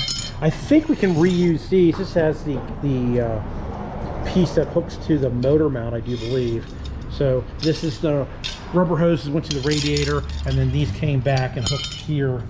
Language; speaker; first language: English; native; English